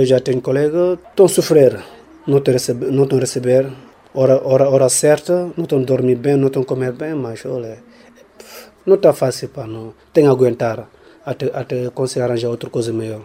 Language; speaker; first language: Portuguese; non-native, learner; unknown